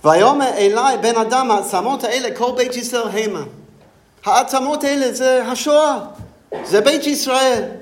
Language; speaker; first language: Hebrew; non-native, fluent; English